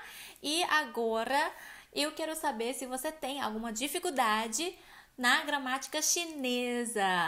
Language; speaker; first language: Portuguese; non-native, fluent; Chinese